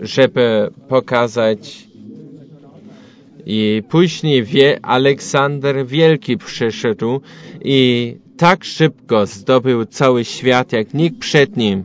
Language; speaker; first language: Polish; non-native, learner; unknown